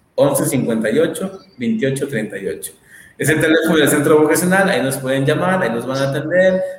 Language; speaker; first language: Spanish; native; Spanish